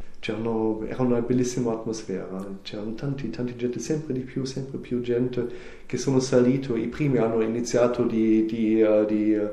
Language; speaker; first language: Italian; non-native, learner; German